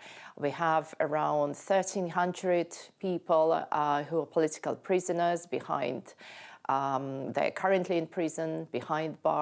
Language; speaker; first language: English; non-native, fluent; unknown